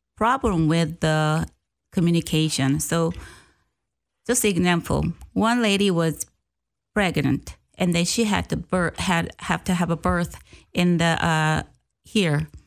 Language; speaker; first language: English; non-native, learner; Korean